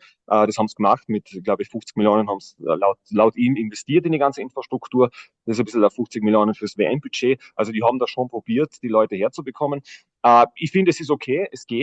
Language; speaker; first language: German; native; German